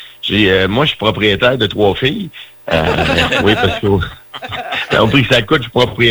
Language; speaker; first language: French; native; French